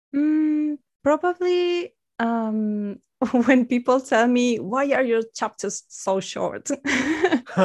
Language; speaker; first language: English; non-native, fluent; Spanish